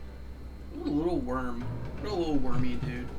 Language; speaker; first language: English; native; English